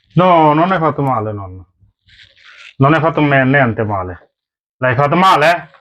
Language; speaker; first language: Italian; non-native, learner; Bangla